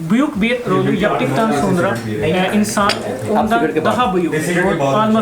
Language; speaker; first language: Turkish; non-native, learner; Urdu